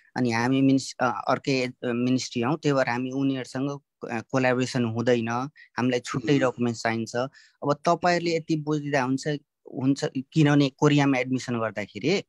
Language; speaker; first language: Nepali; native; Nepali